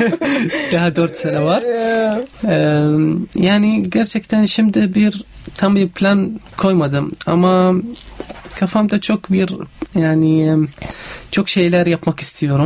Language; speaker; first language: Turkish; non-native, learner; Arabic